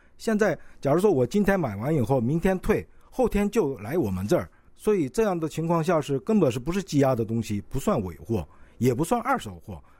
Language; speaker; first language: Chinese; non-native, local second language; Korean